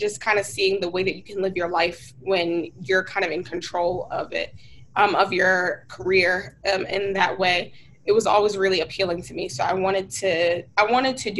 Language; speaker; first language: English; native; English